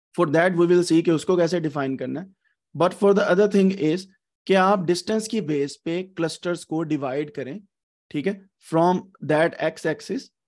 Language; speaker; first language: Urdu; non-native, local second language; Punjabi